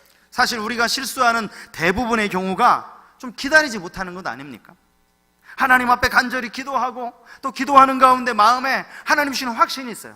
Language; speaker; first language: Korean; native; Korean